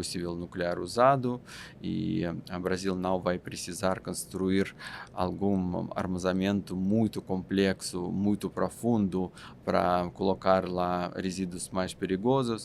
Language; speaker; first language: Portuguese; non-native, fluent; Russian